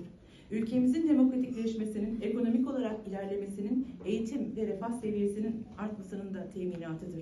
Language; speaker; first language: Turkish; native; Turkish